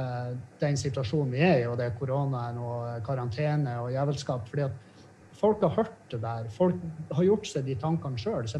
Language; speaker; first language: Norwegian; native; Norwegian